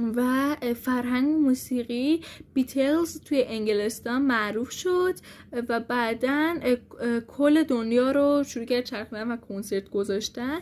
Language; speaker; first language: Persian; native; Persian